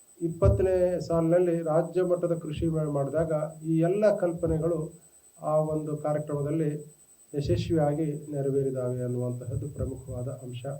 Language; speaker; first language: Kannada; non-native, local second language; Konkani